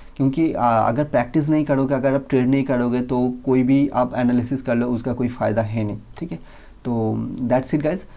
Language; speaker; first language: Hindi; non-native, local second language; Bangla